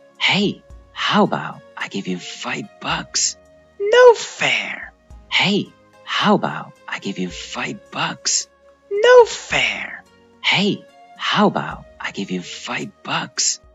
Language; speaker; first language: English; non-native, fluent; Chinese